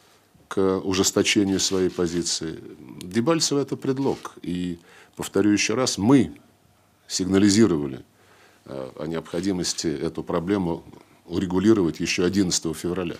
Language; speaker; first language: Russian; native; Russian